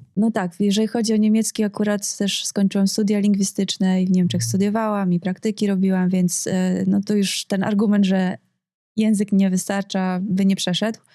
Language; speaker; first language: Polish; native; Polish